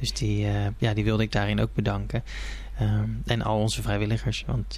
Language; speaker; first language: Dutch; native; Dutch